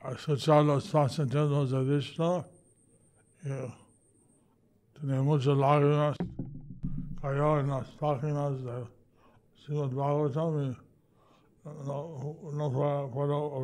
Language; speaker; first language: Spanish; non-native, learner; English